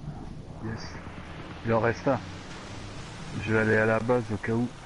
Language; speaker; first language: French; native; French